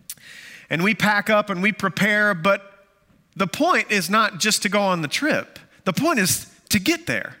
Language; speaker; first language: English; native; English